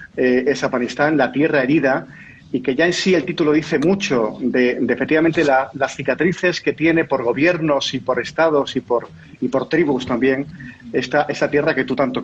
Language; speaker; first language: Spanish; native; Spanish